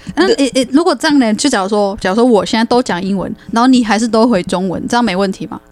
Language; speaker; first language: Chinese; non-native, fluent; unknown